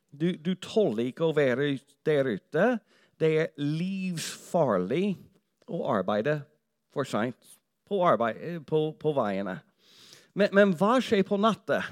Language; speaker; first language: Norwegian; non-native, fluent; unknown